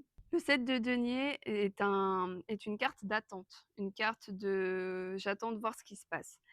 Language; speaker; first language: French; native; French